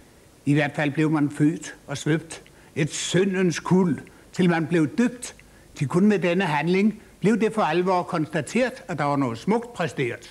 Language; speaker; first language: Danish; native; Danish